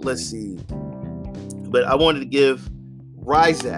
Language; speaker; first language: English; native; English